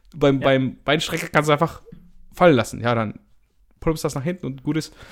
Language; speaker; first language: German; early bilingual, other home language; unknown